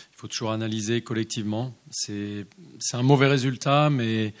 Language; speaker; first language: French; native; French